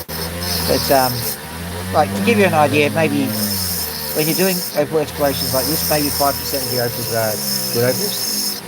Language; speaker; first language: English; native; English